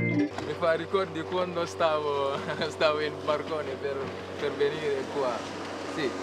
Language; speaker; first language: Italian; non-native, learner; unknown